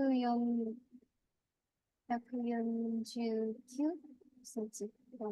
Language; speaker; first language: Japanese; non-native, learner; Bangla